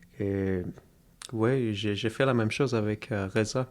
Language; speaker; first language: French; non-native, fluent; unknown